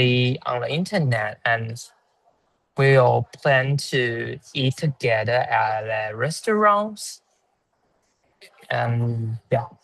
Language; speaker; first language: English; non-native, learner; Chinese